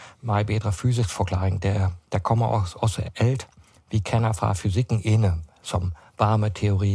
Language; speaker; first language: Danish; non-native, fluent; German